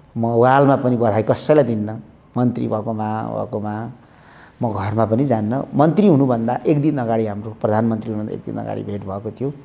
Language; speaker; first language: Nepali; native; Nepali